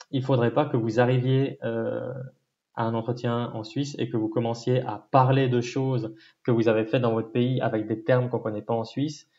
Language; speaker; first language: French; native; French